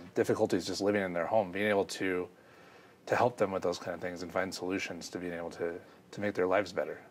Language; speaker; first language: English; native; English